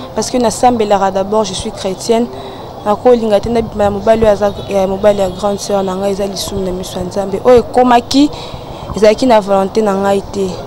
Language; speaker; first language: Lingala; non-native, local second language; Luba-Lulua